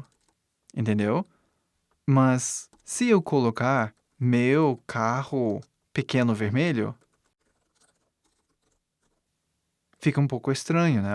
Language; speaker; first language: Portuguese; non-native, fluent; English